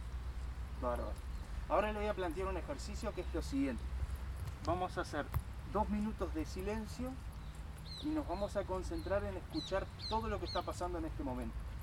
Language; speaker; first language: Spanish; native; Spanish